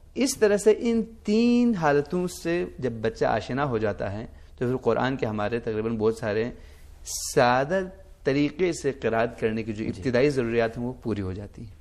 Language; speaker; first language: Urdu; non-native, local second language; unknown